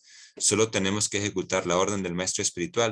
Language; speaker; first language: Spanish; native; Spanish